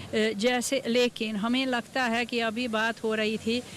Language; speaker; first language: Hindi; non-native, fluent; Hungarian